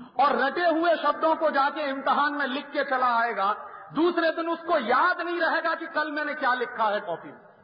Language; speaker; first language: Hindi; native; Hindi